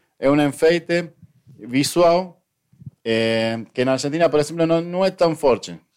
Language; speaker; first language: Portuguese; non-native, fluent; Spanish